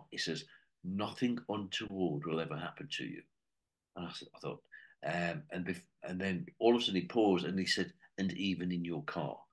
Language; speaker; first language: English; native; English